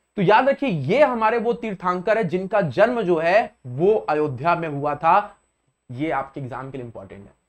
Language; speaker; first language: Hindi; native; Hindi